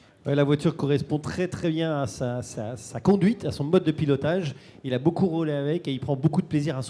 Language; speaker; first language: French; native; French